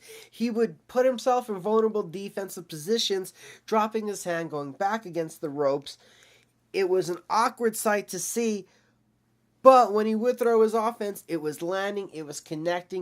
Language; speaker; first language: English; native; English